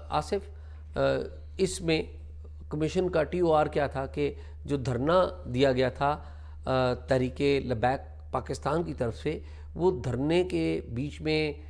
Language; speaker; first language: Urdu; native; Urdu